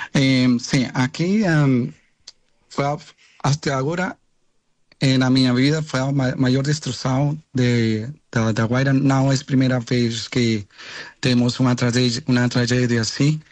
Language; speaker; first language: Portuguese; non-native, learner; Spanish